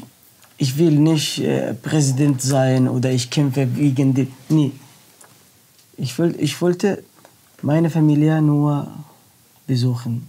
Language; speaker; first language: German; non-native, learner; Arabic